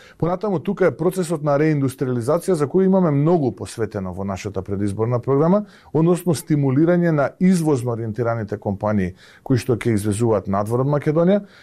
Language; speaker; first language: Macedonian; native; Macedonian